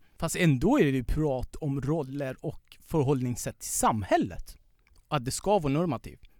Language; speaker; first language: Swedish; non-native, fluent; Persian